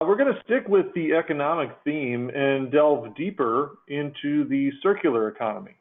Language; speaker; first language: English; native; English